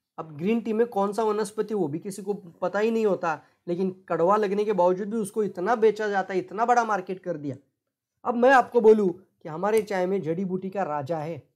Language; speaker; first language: Hindi; non-native, local second language; Marathi